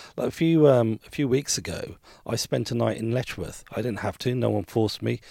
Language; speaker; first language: English; native; English